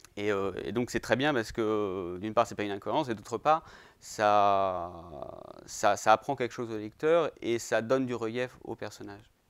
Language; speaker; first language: French; native; French